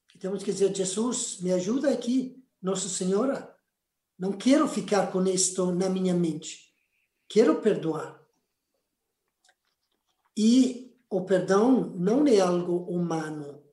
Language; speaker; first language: Portuguese; non-native, fluent; Spanish